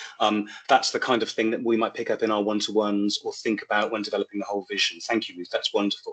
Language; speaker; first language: English; native; English